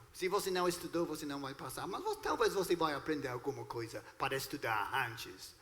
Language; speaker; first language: Portuguese; non-native, fluent; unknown